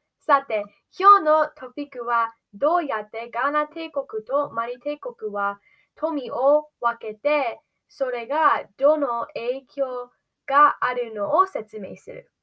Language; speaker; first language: Japanese; non-native, learner; English